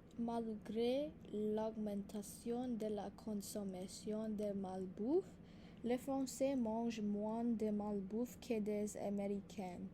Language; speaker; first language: French; non-native, learner; English